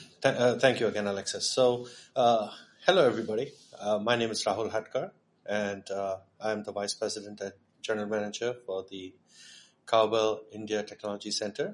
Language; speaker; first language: English; non-native, local second language; Marathi